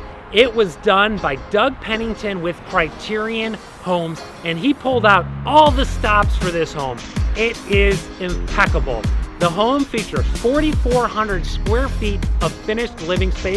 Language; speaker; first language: English; native; English